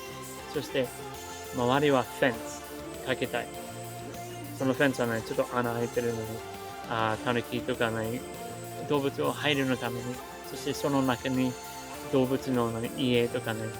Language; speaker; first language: Japanese; non-native, learner; English